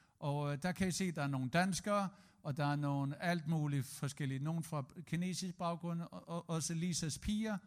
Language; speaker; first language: Danish; native; Danish